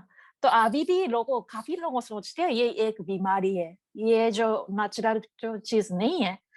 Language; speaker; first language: Hindi; non-native, learner; Japanese